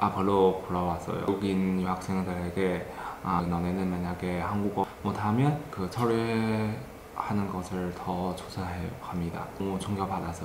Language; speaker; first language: Korean; non-native, learner; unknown